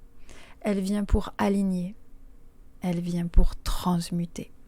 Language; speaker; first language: French; native; French